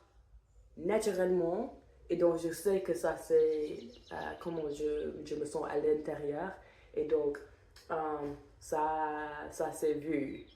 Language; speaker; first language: French; non-native, fluent; English